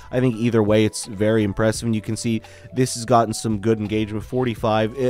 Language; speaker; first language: English; native; English